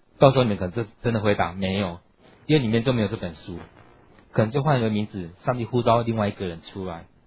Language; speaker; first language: Chinese; native; Chinese